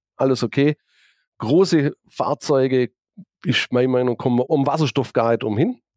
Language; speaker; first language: German; native; German